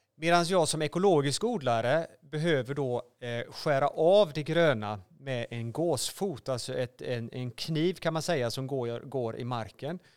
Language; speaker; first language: Swedish; native; Swedish